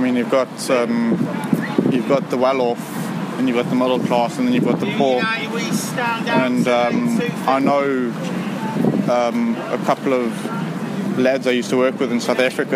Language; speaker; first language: English; native; English